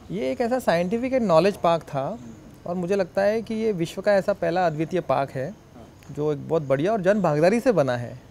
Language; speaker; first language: Hindi; non-native, local second language; Marathi